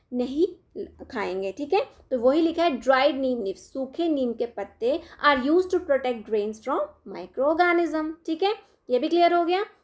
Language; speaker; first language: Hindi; non-native, local second language; Dogri